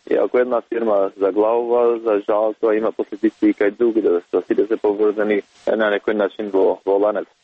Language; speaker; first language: Macedonian; non-native, local second language; Albanian